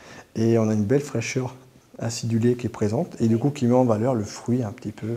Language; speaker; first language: French; native; French